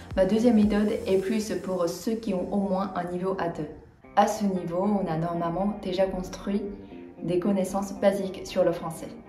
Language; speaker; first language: French; non-native, fluent; Chinese